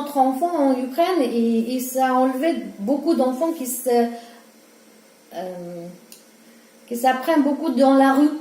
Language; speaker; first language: French; non-native, learner; Ukrainian